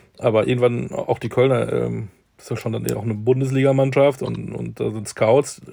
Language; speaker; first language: German; native; German